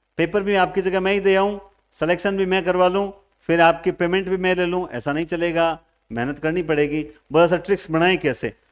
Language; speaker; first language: Hindi; native; Hindi